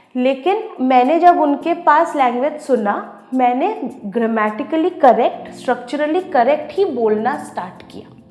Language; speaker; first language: Hindi; non-native, local second language; Odia